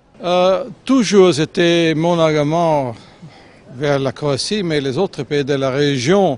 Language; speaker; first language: French; non-native, fluent; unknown